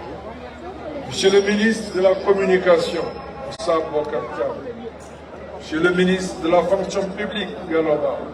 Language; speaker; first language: French; non-native, local second language; Wolof